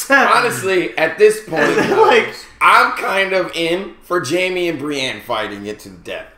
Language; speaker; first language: English; native; English